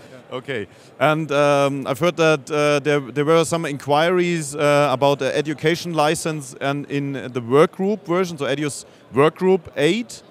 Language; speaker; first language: English; non-native, fluent; German